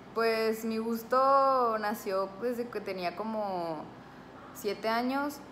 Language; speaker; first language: Spanish; native; Spanish